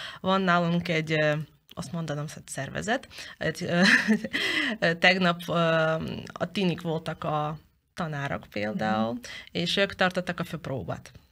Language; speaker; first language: Hungarian; non-native, fluent; Ukrainian